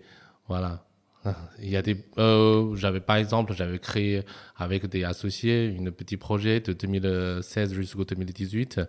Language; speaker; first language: French; non-native, fluent; Chinese